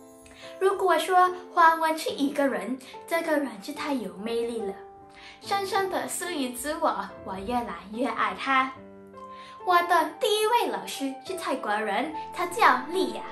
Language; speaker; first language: Chinese; non-native, learner; Thai